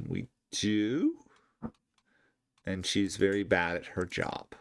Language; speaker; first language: English; native; English